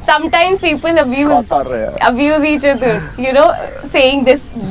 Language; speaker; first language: English; non-native, local second language; Hindi